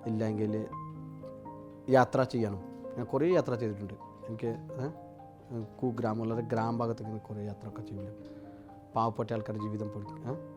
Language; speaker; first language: Malayalam; non-native, local second language; Assamese